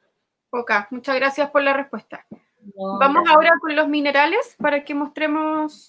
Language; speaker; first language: Spanish; native; Spanish